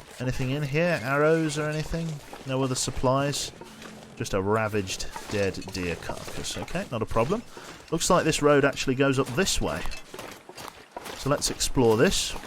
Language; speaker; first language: English; native; English